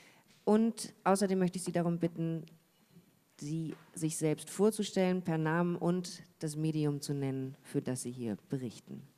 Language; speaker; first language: German; native; German